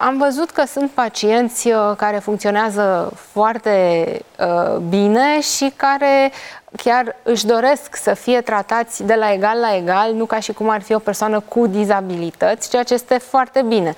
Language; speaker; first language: Romanian; native; Romanian